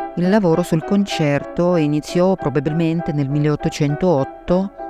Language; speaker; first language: Italian; non-native, fluent; Russian